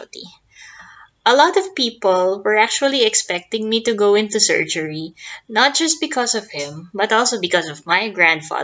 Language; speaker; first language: English; non-native, local second language; Filipino